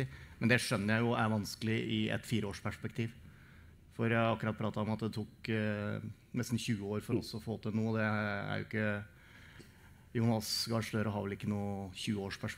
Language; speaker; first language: Norwegian; native; Norwegian